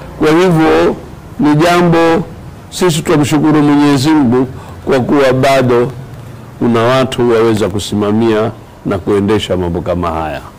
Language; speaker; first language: Swahili; native; Swahili